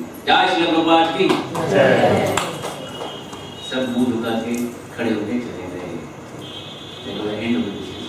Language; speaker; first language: Hindi; native; Hindi